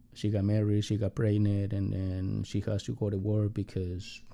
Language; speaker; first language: English; non-native, learner; Spanish